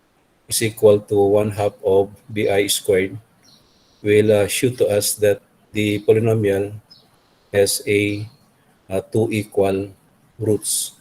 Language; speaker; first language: English; non-native, local second language; Filipino